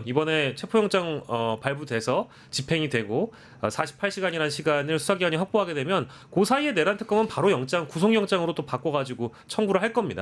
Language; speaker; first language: Korean; native; Korean